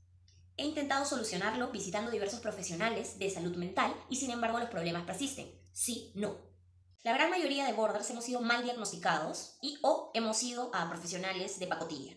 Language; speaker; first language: Spanish; native; Spanish